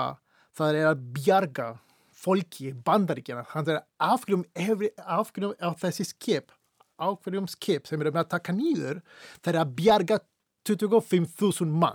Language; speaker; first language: Icelandic; non-native, fluent; Spanish